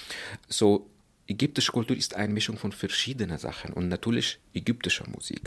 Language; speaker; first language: German; non-native, fluent; Arabic